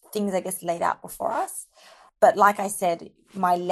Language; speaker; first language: English; native; English